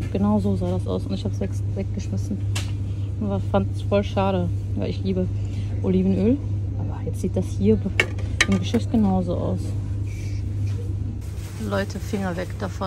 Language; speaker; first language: German; early bilingual, other home language; Turkish